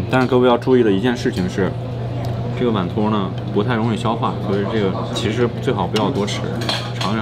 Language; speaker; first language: Chinese; native; Chinese